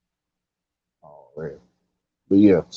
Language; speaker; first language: English; native; English